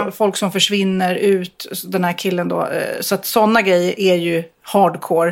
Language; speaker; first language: Swedish; native; Swedish